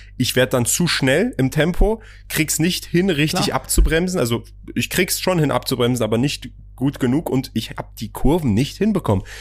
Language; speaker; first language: German; early bilingual, other home language; Persian